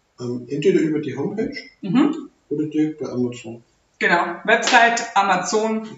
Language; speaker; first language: German; native; German